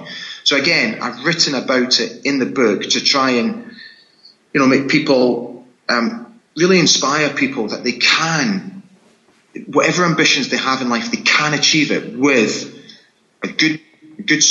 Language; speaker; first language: English; native; English